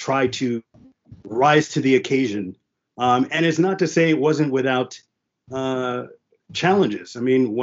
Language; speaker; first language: English; early bilingual, other home language; French